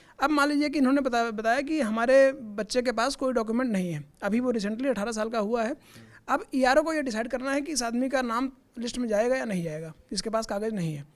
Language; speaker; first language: Hindi; native; Hindi